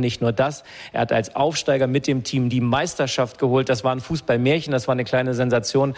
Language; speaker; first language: German; native; German